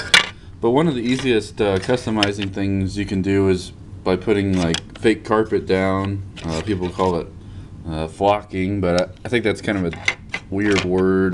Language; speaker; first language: English; native; English